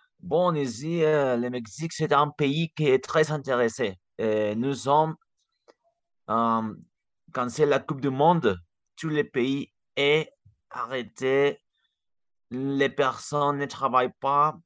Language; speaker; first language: French; non-native, learner; Spanish